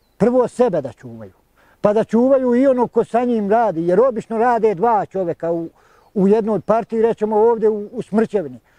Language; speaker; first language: Bosnian; native; Bosnian